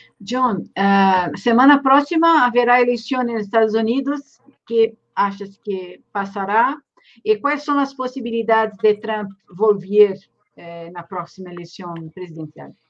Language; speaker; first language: Spanish; non-native, learner; Portuguese